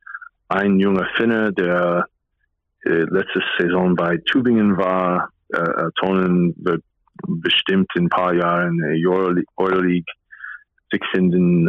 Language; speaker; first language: German; non-native, fluent; English